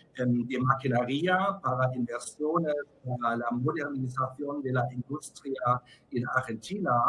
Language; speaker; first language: Spanish; non-native, fluent; German